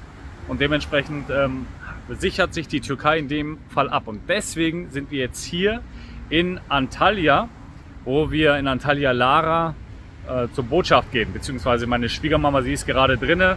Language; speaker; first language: German; native; German